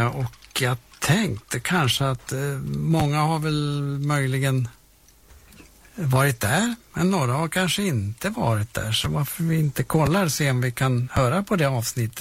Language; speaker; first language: Swedish; native; Swedish